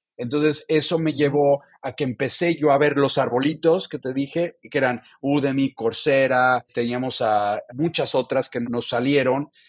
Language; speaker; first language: Spanish; native; Spanish